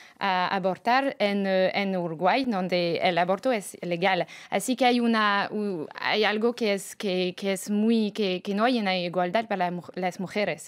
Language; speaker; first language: Spanish; non-native, fluent; French